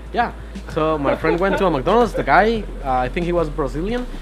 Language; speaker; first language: English; non-native, fluent; Spanish